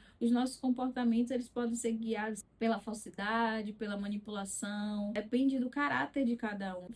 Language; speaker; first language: Portuguese; native; Portuguese